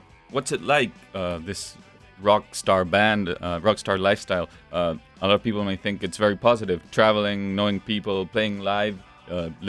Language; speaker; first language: English; non-native, fluent; Spanish